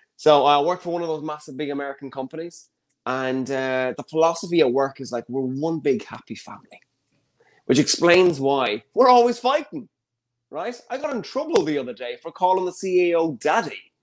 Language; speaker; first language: English; native; English